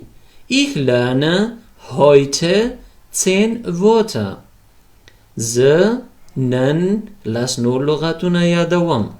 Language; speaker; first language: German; non-native, fluent; Pashto